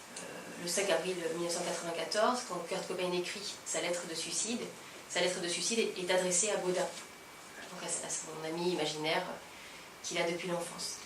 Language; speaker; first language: French; native; French